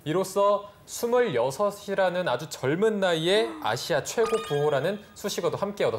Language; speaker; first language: Korean; native; Korean